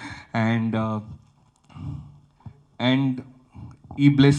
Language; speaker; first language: Telugu; early bilingual, heritage; Telugu